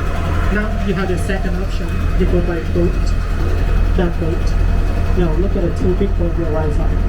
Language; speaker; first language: English; non-native, learner; Vietnamese